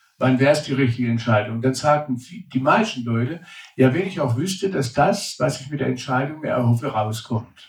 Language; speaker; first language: German; native; German